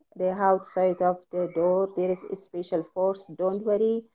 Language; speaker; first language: English; non-native, learner; Persian